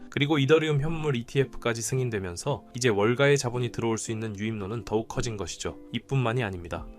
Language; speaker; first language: Korean; native; Korean